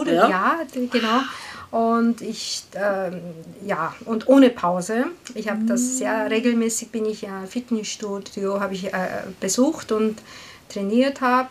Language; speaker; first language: German; non-native, learner; Korean